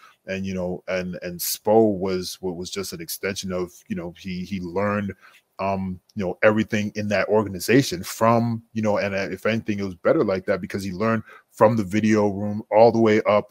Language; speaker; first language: English; native; English